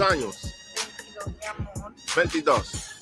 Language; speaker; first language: Spanish; non-native, learner; English